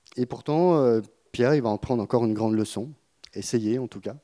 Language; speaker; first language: French; native; French